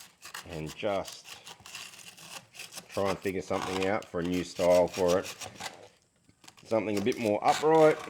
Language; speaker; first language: English; native; English